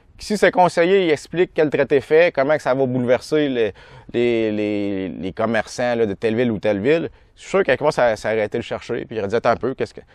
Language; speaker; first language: French; native; French